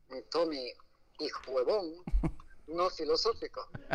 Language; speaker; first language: Spanish; native; Spanish